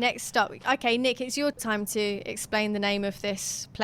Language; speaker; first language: English; native; English